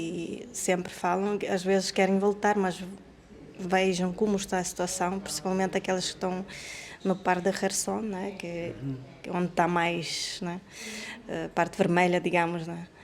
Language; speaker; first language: Portuguese; non-native, fluent; Ukrainian